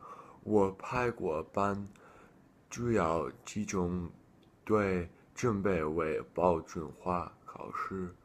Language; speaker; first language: Chinese; non-native, learner; English